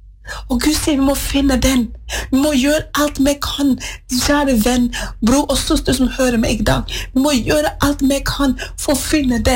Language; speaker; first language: Norwegian; non-native, fluent; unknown